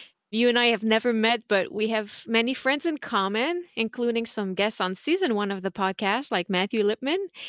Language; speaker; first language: English; non-native, fluent; French